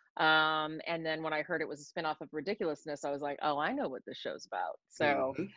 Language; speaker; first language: English; native; English